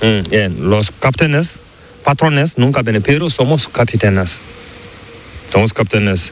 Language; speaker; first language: Spanish; non-native, learner; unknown